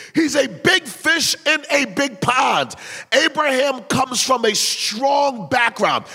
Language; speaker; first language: English; early bilingual, other home language; Haitian Creole